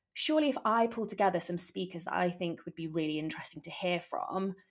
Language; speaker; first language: English; native; English